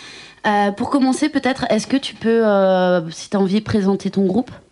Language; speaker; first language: French; native; French